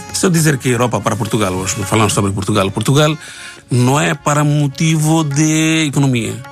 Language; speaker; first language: Portuguese; non-native, learner; Bangla